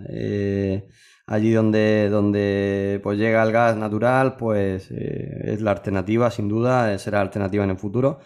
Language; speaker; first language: Spanish; native; Spanish